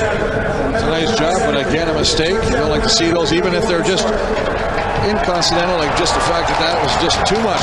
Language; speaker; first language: English; native; English